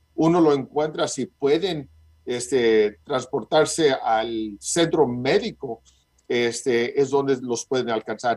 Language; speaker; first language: Spanish; early bilingual, heritage; Spanish